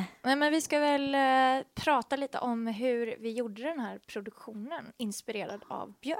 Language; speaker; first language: Swedish; native; Swedish